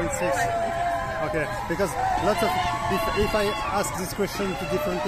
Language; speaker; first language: English; non-native, learner; French